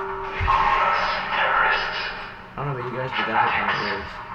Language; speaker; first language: English; native; English